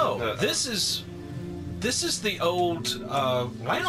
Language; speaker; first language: English; native; English